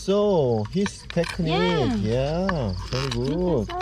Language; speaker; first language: English; non-native, learner; Korean